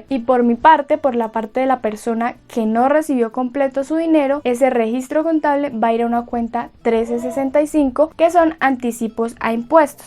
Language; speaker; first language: Spanish; native; Spanish